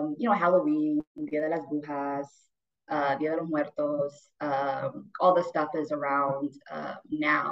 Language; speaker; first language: English; native; English